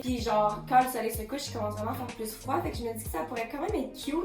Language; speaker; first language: French; native; French